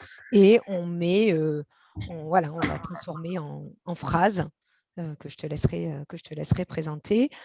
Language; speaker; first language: French; native; French